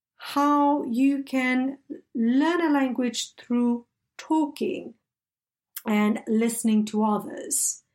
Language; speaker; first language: English; native; English